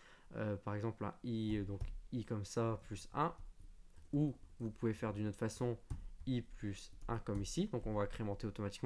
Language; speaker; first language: French; native; French